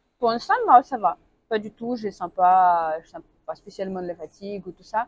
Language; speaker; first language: French; non-native, learner; Russian